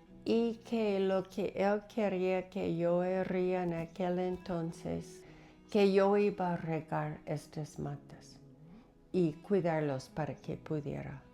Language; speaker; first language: Spanish; non-native, fluent; English